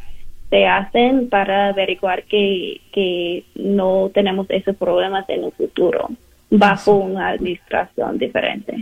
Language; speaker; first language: Spanish; non-native, learner; English